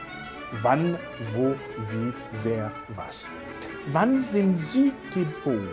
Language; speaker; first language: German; non-native, fluent; Rundi